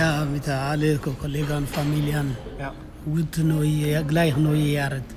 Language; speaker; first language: German; non-native, learner; Tigrinya